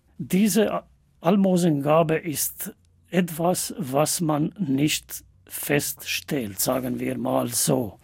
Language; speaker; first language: German; non-native, fluent; Albanian